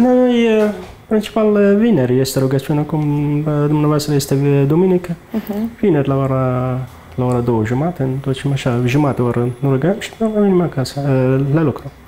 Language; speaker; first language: Romanian; non-native, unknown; Arabic